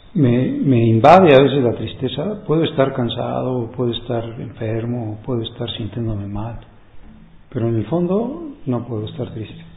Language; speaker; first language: Spanish; native; Spanish